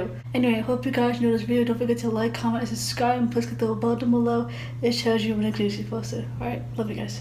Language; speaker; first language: English; native; English